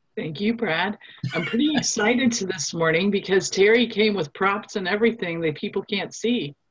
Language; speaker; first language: English; non-native, fluent; German